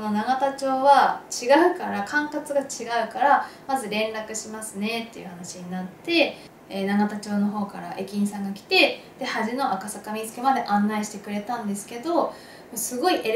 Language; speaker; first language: Japanese; native; Japanese